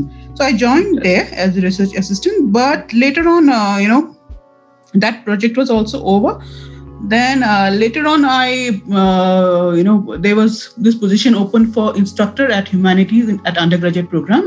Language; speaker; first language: English; non-native, local second language; Assamese